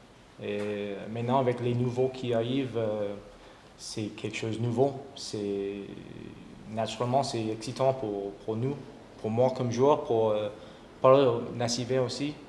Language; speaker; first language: French; non-native, fluent; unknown